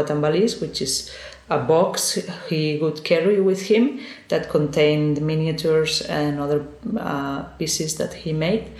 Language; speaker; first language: English; non-native, fluent; Spanish